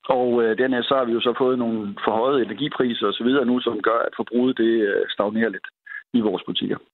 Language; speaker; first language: Danish; native; Danish